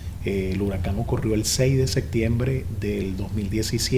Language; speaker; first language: Spanish; native; Spanish